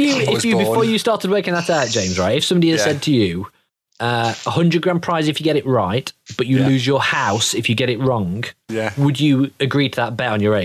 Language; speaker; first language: English; native; English